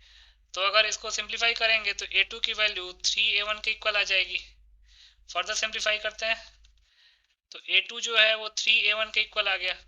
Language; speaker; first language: Hindi; native; Hindi